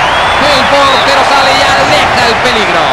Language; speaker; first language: Spanish; native; Spanish